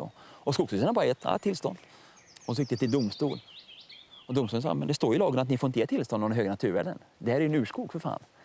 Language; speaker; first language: Swedish; native; Swedish